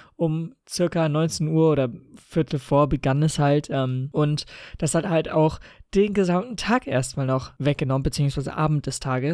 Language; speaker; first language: German; native; German